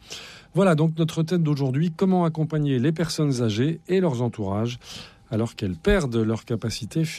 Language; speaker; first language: French; native; French